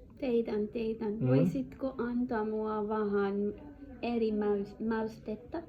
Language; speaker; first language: Finnish; non-native, learner; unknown